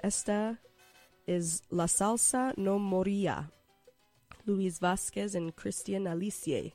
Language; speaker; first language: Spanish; non-native, learner; English